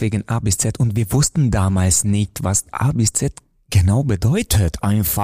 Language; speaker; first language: German; non-native, fluent; Romanian